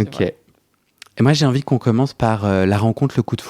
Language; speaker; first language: French; native; French